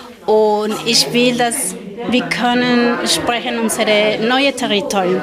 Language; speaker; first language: German; non-native, learner; Spanish